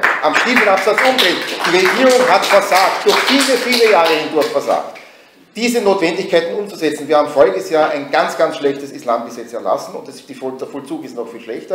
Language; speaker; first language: German; native; German